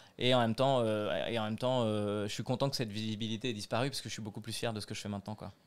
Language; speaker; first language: French; native; French